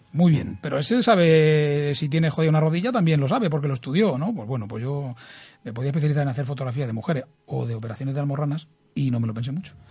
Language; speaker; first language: Spanish; native; Spanish